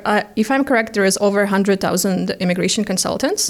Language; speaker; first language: English; non-native, fluent; Ukrainian